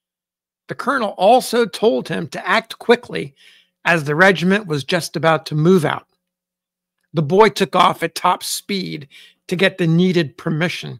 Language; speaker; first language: English; native; English